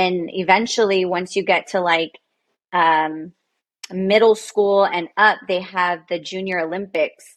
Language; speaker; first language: English; native; English